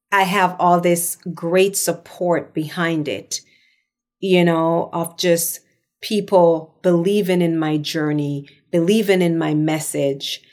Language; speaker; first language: English; non-native, local second language; Jamaican Creole English